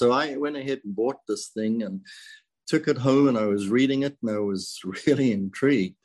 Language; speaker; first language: English; native; English